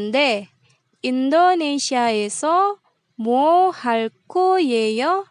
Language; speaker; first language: Korean; non-native, fluent; Indonesian